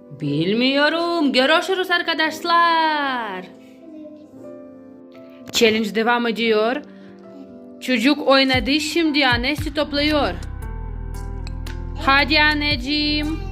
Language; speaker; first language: Turkish; non-native, learner; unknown